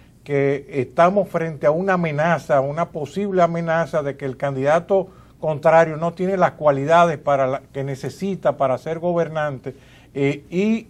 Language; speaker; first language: Spanish; native; Spanish